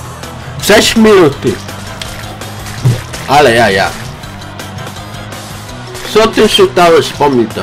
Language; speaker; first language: Polish; non-native, learner; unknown